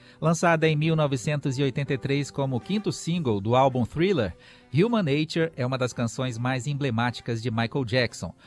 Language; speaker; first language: Portuguese; native; Portuguese